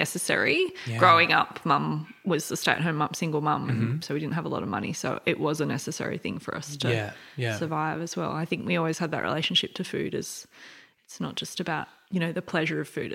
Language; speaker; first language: English; native; English